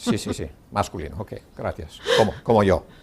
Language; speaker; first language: Spanish; non-native, learner; English